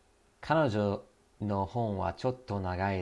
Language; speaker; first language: Japanese; non-native, learner; English